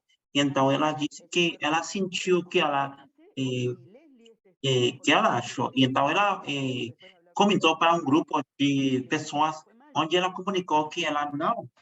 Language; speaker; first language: Portuguese; non-native, fluent; Spanish